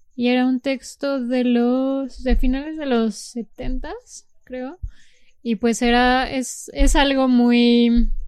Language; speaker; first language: Spanish; native; Spanish